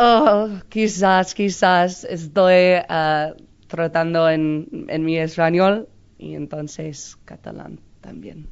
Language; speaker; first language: Spanish; non-native, learner; English